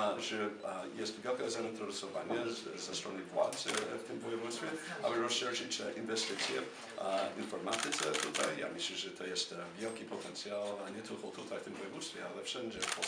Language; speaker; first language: Polish; non-native, fluent; English